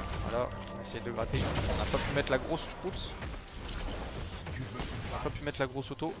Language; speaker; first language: French; native; French